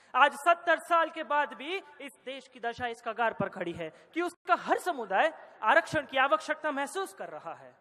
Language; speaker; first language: Hindi; non-native, local second language; Gujarati